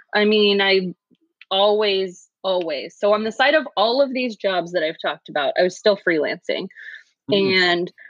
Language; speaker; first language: English; native; English